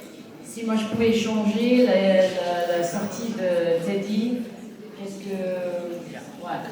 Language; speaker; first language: French; non-native, learner; English